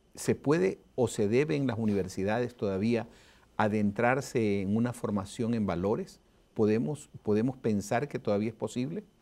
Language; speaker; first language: Spanish; native; Spanish